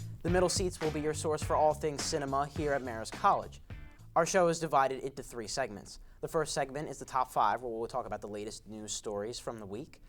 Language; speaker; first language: English; native; English